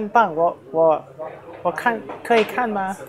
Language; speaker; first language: Chinese; non-native, learner; English